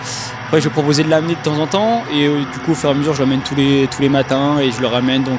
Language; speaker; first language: French; native; French